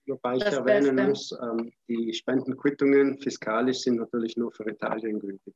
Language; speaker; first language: German; native; German